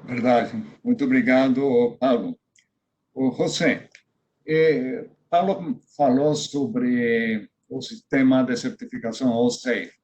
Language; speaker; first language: Portuguese; non-native, fluent; Spanish